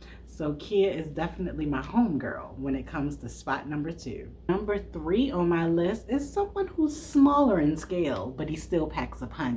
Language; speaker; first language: English; native; English